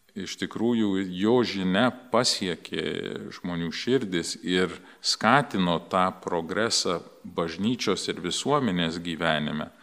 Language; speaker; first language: Lithuanian; early bilingual, heritage; Lithuanian